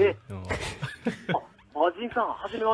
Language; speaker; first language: Japanese; native; Japanese